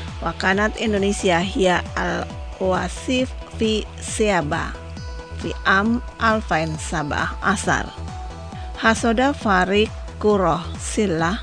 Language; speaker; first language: Arabic; non-native, fluent; Indonesian